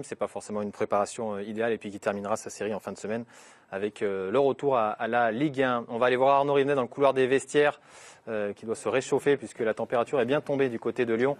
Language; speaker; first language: French; native; French